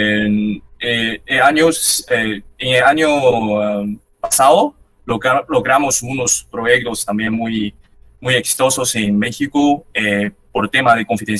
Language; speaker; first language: Spanish; non-native, fluent; Chinese